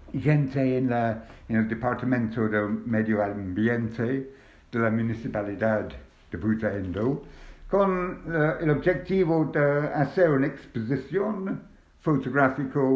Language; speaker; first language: Spanish; non-native, learner; English